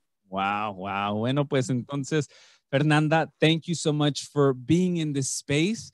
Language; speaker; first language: English; early bilingual, other home language; Spanish